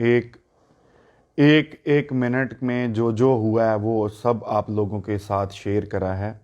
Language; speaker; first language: Hindi; non-native, local second language; Punjabi